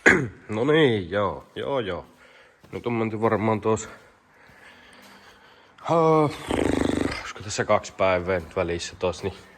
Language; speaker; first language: Finnish; native; Finnish